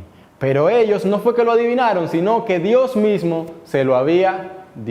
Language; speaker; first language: Spanish; native; Spanish